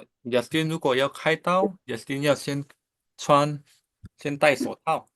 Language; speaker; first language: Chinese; non-native, fluent; Indonesian